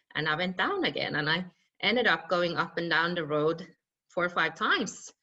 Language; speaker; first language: English; non-native, fluent; Norwegian